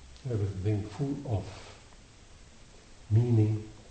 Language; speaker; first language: English; non-native, fluent; Dutch